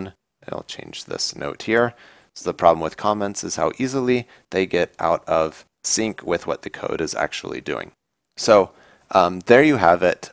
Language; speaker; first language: English; native; English